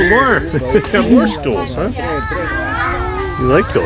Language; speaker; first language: English; native; English